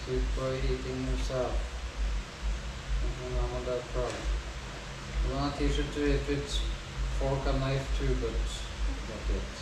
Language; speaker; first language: English; non-native, fluent; Norwegian